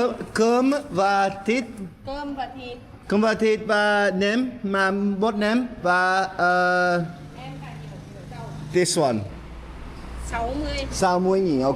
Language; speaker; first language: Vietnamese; non-native, learner; English